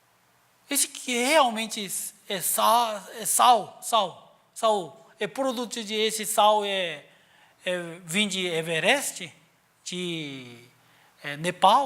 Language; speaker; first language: Portuguese; non-native, learner; Korean